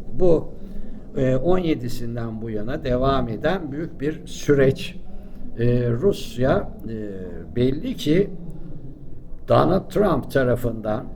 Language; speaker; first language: Turkish; native; Turkish